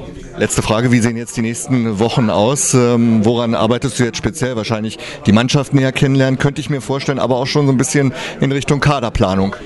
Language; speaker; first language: German; native; German